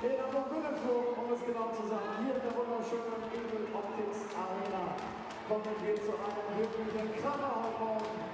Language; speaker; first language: German; native; German